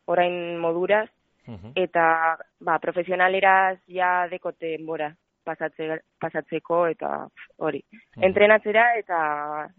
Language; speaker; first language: Basque; non-native, local second language; Spanish